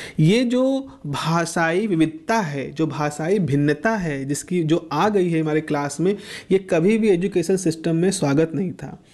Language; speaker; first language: Hindi; native; Hindi